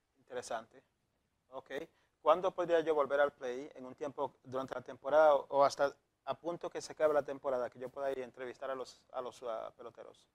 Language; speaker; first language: Spanish; native; Spanish